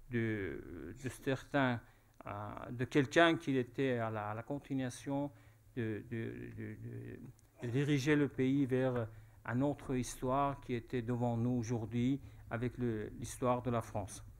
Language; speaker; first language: French; non-native, fluent; Persian